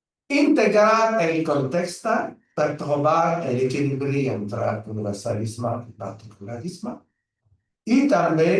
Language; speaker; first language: Catalan; non-native, learner; French